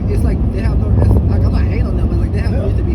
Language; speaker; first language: English; native; English